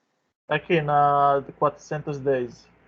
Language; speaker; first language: Portuguese; non-native, learner; Arabic